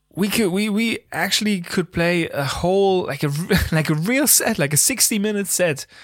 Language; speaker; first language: English; non-native, fluent; German